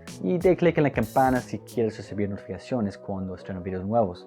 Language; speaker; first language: Spanish; non-native, fluent; English